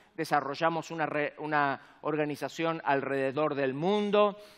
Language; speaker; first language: Spanish; native; Spanish